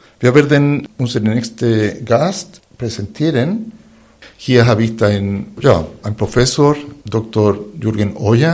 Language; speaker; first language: German; non-native, fluent; Spanish